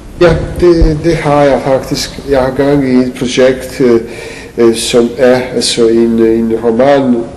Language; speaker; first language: Danish; non-native, fluent; Serbian